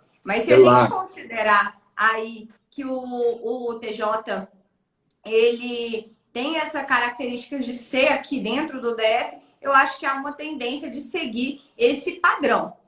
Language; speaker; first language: Portuguese; native; Portuguese